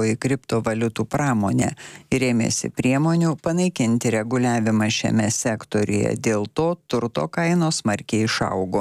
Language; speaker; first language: Lithuanian; native; Lithuanian